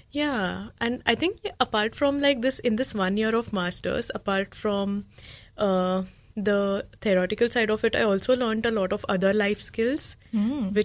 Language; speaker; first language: English; non-native, local second language; Marathi